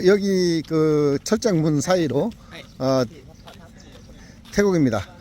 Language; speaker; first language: Korean; native; Korean